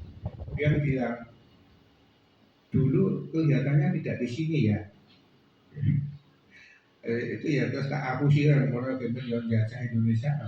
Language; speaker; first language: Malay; non-native, local second language; Javanese